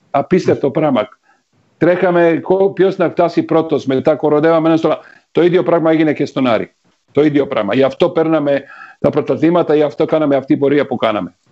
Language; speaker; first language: Greek; non-native, fluent; Serbian